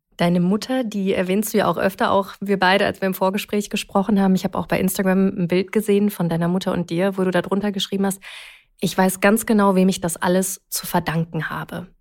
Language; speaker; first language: German; native; German